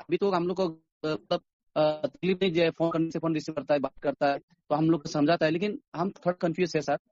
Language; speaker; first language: Hindi; non-native, local second language; Assamese